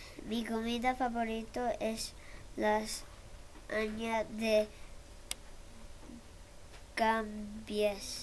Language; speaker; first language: Spanish; non-native, learner; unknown